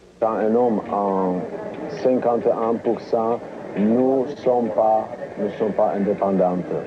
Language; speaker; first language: French; non-native, learner; Czech